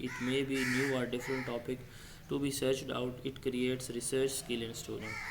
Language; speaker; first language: English; non-native, local second language; Urdu